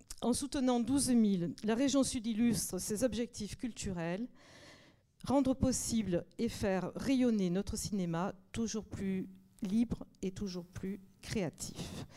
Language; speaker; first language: French; native; French